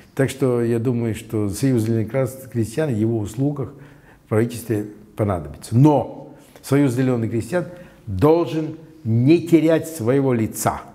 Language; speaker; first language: Russian; non-native, local second language; Latvian